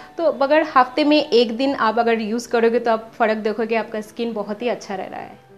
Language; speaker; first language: Hindi; non-native, local second language; Bangla